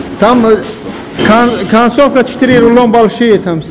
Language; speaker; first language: Russian; non-native, local second language; Tajik